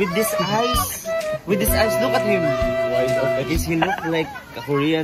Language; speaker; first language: English; non-native, learner; Filipino